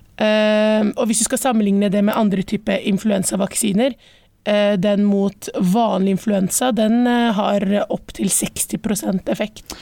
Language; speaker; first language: Norwegian; early bilingual, other home language; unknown